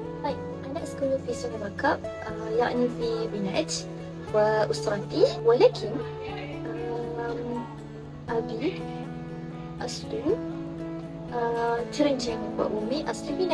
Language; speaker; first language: Arabic; non-native, learner; Malay